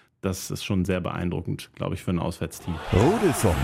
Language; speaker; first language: German; native; German